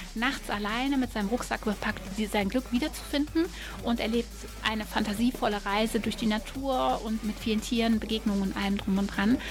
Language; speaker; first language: German; native; German